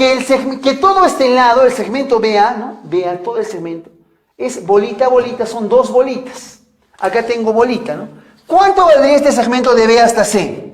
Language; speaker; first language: Spanish; native; Spanish